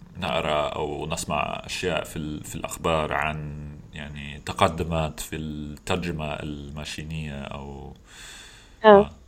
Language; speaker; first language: Arabic; non-native, fluent; English